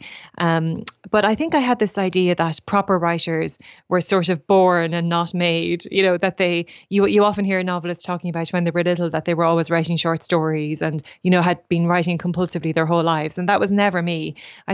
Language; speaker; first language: English; native; English